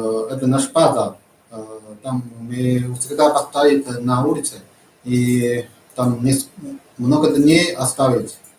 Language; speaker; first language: Russian; non-native, learner; Chinese